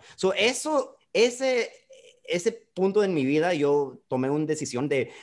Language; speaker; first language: Spanish; early bilingual, heritage; Spanish